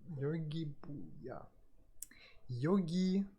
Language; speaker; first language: Korean; non-native, learner; Russian